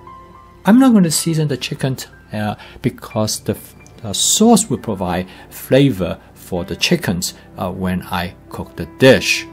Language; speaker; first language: English; non-native, fluent; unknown